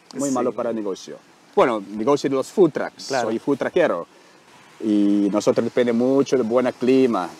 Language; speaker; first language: Spanish; non-native, learner; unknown